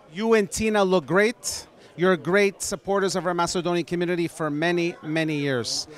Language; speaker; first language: English; early bilingual, other home language; Macedonian